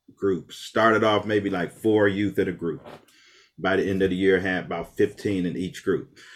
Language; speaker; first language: English; native; English